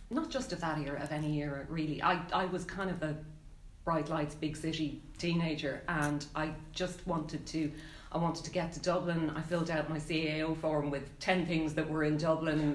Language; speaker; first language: English; native; English